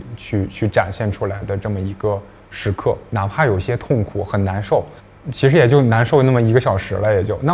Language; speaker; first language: Chinese; native; Chinese